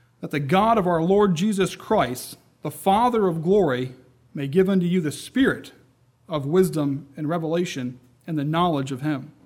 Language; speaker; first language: English; native; English